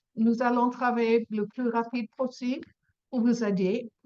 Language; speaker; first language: French; non-native, learner; English